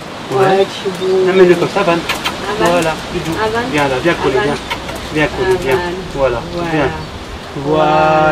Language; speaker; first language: French; native; French